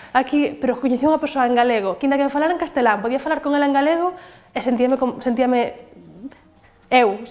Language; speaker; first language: Galician; non-native, local second language; Spanish